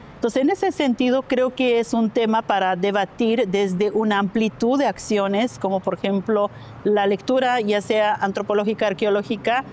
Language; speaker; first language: Spanish; native; Spanish